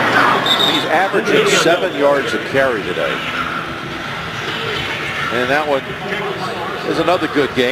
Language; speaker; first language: English; native; English